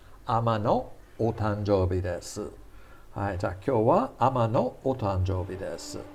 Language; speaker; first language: Japanese; non-native, fluent; English